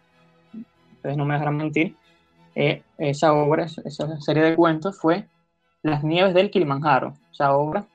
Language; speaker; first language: Spanish; native; Spanish